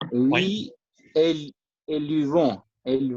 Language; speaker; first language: French; non-native, learner; Albanian